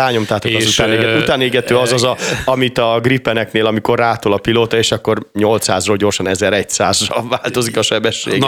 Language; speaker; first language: Hungarian; native; Hungarian